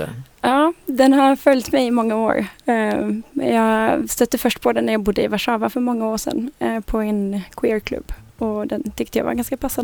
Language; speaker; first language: Swedish; native; Swedish